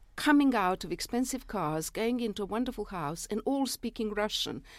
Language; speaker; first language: English; non-native, fluent; Serbian